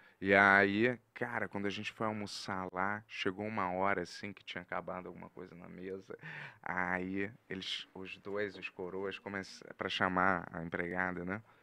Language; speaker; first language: Portuguese; native; Portuguese